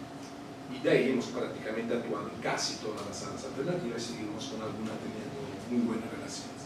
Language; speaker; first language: Spanish; non-native, fluent; Italian